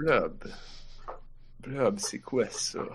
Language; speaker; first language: French; native; French